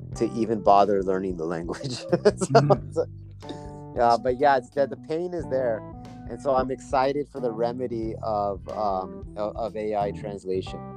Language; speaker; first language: English; native; English